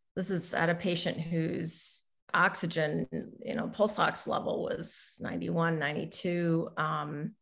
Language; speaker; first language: English; native; English